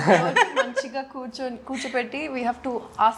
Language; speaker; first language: Telugu; non-native, local second language; Urdu